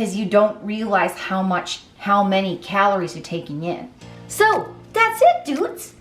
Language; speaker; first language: English; native; English